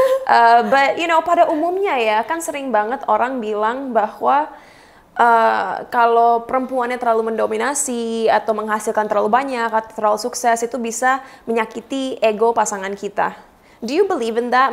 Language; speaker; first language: Indonesian; native; Indonesian